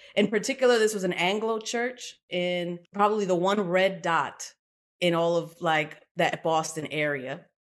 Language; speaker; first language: English; native; English